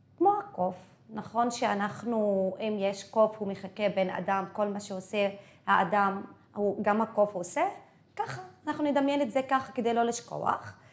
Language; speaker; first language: Hebrew; non-native, local second language; Arabic